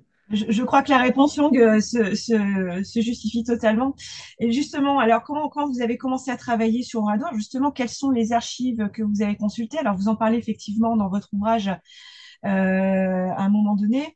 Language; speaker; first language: French; native; French